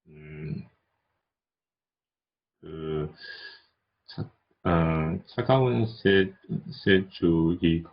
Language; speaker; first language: Korean; non-native, learner; Chinese